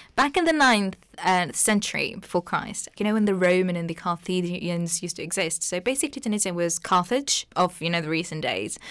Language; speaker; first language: English; non-native, fluent; Arabic